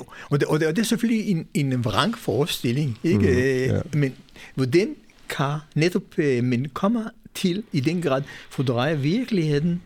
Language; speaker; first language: Danish; non-native, fluent; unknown